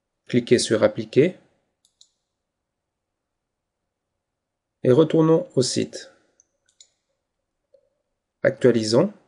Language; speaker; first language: French; native; French